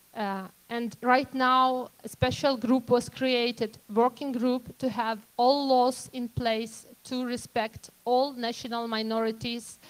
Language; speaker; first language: English; non-native, fluent; Ukrainian